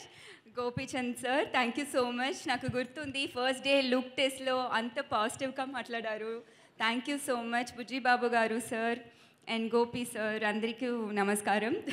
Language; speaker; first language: Telugu; non-native, learner; Tamil